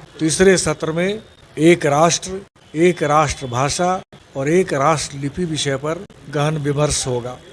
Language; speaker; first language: Hindi; native; Hindi